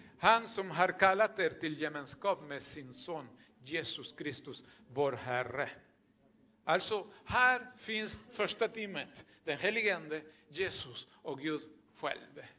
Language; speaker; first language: Swedish; non-native, fluent; Spanish